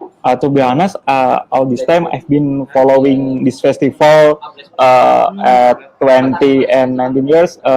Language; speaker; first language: English; non-native, learner; Indonesian